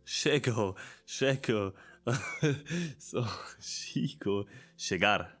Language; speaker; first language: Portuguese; non-native, learner; German